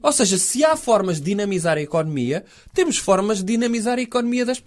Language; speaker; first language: Portuguese; native; Portuguese